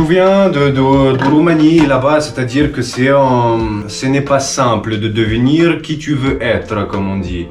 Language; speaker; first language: French; non-native, fluent; Romanian